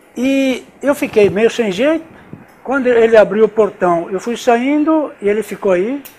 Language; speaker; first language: Portuguese; non-native, fluent; Italian